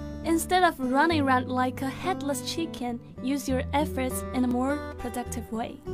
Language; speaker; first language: English; non-native, fluent; Chinese